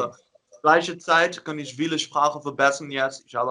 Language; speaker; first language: German; non-native, learner; Dutch